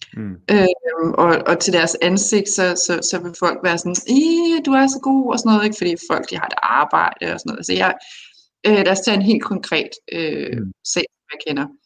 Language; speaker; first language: Danish; early bilingual, other home language; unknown